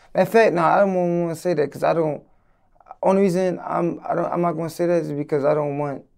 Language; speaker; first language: English; native; English